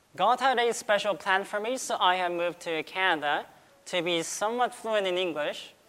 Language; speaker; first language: English; early bilingual, other home language; Korean